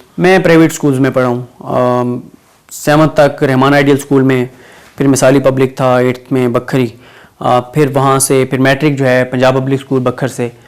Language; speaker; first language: Urdu; non-native, local second language; Saraiki